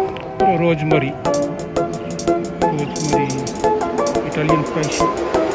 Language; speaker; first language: Japanese; non-native, learner; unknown